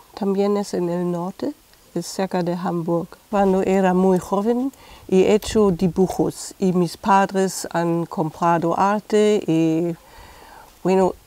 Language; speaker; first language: Spanish; non-native, fluent; German